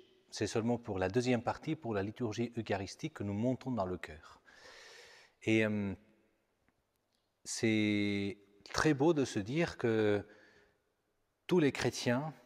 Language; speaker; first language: French; non-native, fluent; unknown